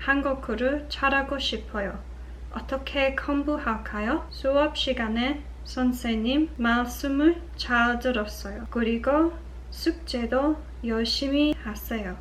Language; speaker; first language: Korean; non-native, learner; English